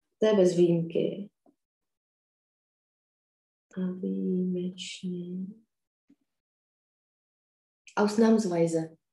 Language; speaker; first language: German; non-native, fluent; Czech